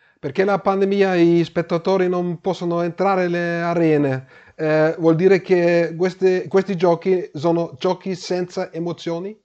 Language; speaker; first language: Italian; non-native, learner; German